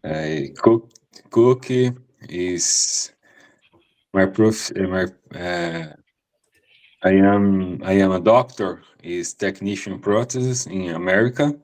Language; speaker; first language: English; non-native, learner; Portuguese